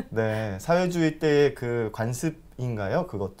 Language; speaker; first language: Korean; native; Korean